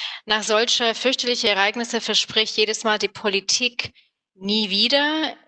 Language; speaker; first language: German; non-native, fluent; English